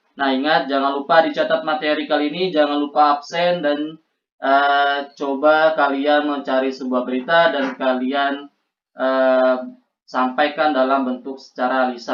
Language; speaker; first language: Indonesian; native; Indonesian